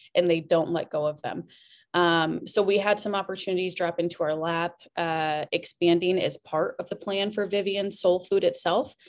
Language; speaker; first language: English; native; English